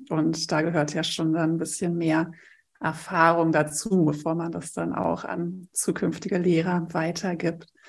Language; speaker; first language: German; native; German